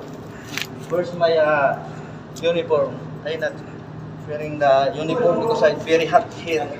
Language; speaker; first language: English; non-native, learner; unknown